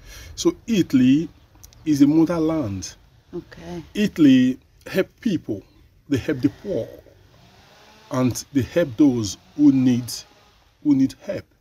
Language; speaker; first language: English; non-native, learner; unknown